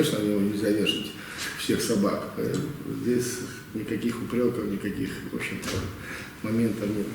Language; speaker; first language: Russian; native; Russian